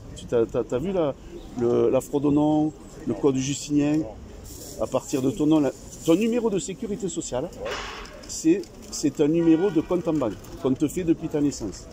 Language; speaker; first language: French; native; French